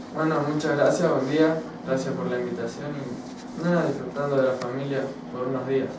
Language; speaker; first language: Spanish; native; Spanish